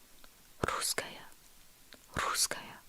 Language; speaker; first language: Russian; non-native, learner; English